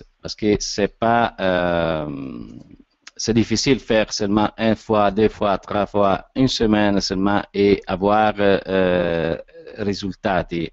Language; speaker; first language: French; non-native, learner; Italian